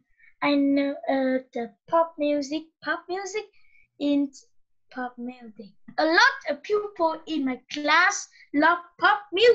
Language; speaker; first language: English; non-native, learner; Vietnamese